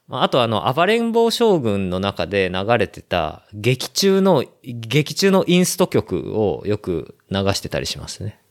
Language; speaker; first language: Japanese; native; Japanese